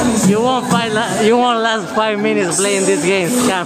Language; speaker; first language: English; non-native, fluent; Spanish